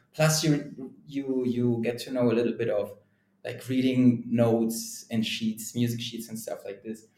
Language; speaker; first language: English; non-native, fluent; German